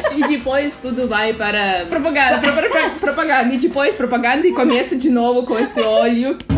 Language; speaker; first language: Portuguese; non-native, fluent; Russian